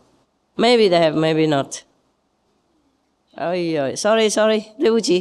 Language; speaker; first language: English; non-native, fluent; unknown